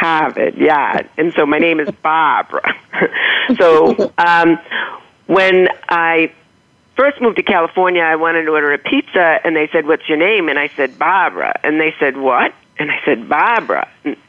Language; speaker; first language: English; native; English